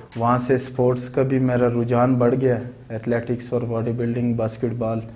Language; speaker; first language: Urdu; non-native, local second language; Pashto